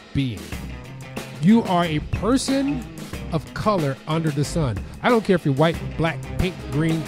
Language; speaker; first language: English; native; English